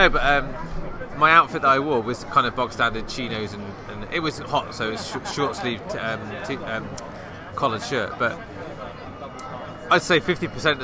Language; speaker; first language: English; native; English